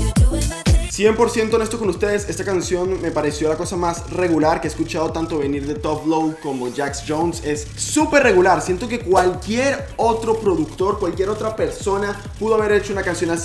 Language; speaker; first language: Spanish; native; Spanish